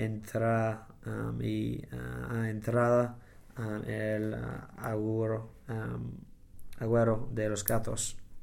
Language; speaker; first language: Spanish; non-native, learner; English